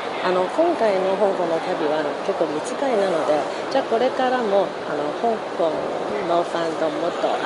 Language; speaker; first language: Japanese; non-native, fluent; Cantonese